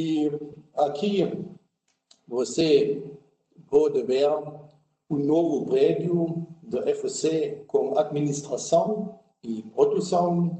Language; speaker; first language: Portuguese; non-native, learner; German